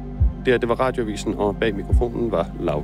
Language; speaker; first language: Danish; native; Danish